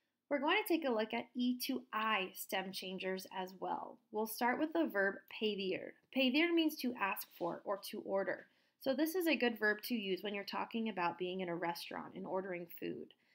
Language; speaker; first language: English; native; English